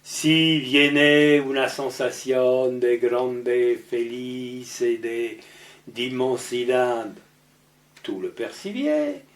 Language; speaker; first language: Spanish; non-native, learner; French